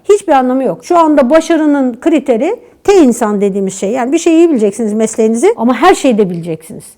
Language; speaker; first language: Turkish; native; Turkish